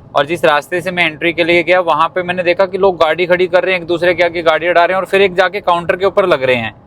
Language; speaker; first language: Hindi; native; Hindi